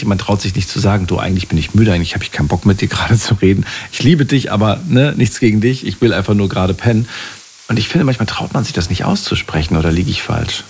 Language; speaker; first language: German; native; German